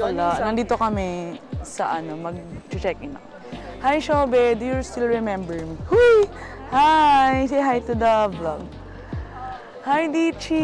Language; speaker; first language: Filipino; native; Filipino